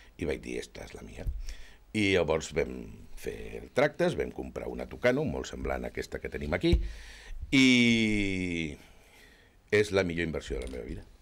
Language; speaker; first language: Catalan; native; Catalan